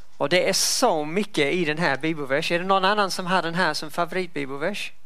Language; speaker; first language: Swedish; non-native, fluent; English